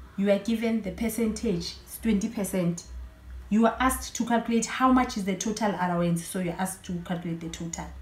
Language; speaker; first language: English; non-native, local second language; Zulu